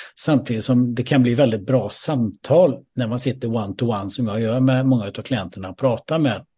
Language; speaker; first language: Swedish; native; Swedish